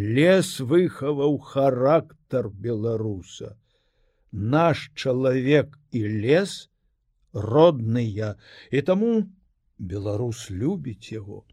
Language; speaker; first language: Belarusian; native; Belarusian